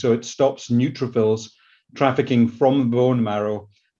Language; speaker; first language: English; native; English